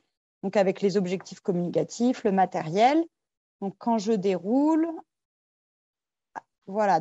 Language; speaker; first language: French; native; French